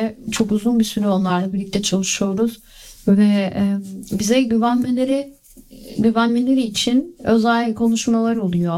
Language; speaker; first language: Turkish; early bilingual, other home language; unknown